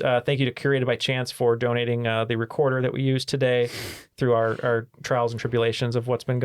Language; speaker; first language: English; native; English